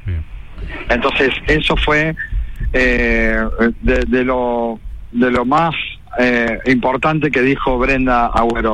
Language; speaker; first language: Spanish; native; Spanish